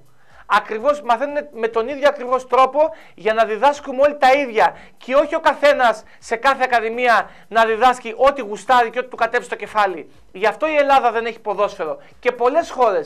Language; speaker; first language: Greek; native; Greek